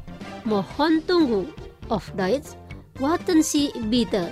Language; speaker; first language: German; non-native, fluent; Indonesian